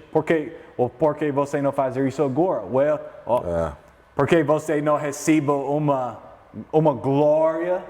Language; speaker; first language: Portuguese; non-native, learner; English